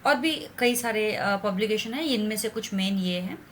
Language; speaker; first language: Hindi; non-native, local second language; Marathi